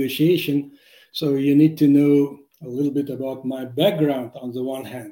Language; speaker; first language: English; non-native, fluent; Uzbek